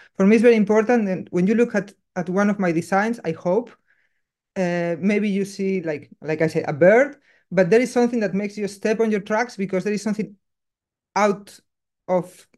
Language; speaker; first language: English; non-native, fluent; Spanish